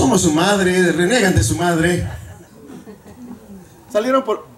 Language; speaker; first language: Spanish; native; Spanish